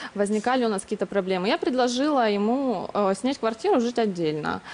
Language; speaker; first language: Russian; native; Russian